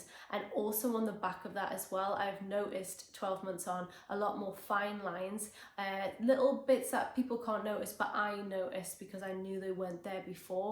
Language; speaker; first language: English; native; English